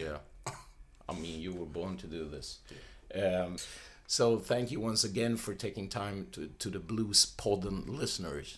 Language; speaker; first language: English; non-native, fluent; Swedish